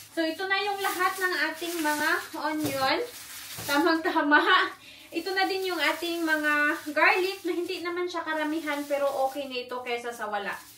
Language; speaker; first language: Filipino; non-native, local second language; Cebuano